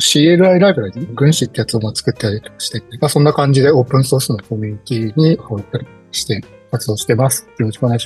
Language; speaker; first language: Japanese; native; Japanese